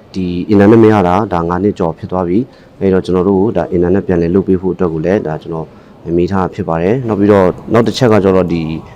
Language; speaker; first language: Burmese; non-native, local second language; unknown